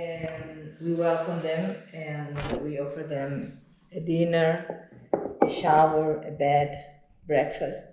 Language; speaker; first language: English; non-native, fluent; Spanish